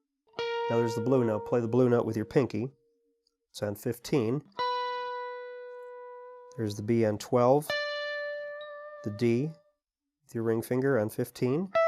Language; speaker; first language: English; native; English